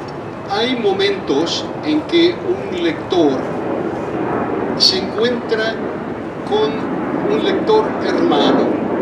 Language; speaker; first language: Portuguese; non-native, learner; Spanish